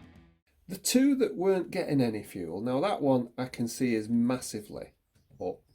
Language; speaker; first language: English; native; English